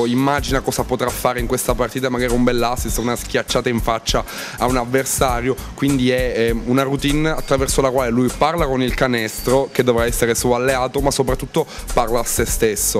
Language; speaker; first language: Italian; native; Italian